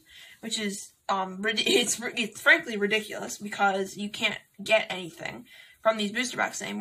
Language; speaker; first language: English; native; English